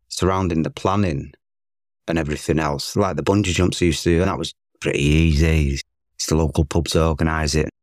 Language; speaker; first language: English; native; English